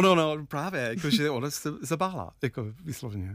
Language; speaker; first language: Czech; non-native, fluent; English